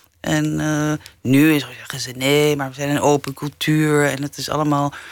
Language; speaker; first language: Dutch; early bilingual, other home language; English